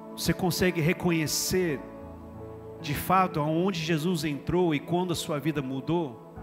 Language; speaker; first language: Portuguese; non-native, fluent; English